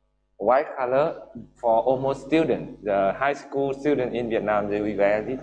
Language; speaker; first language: English; non-native, learner; Vietnamese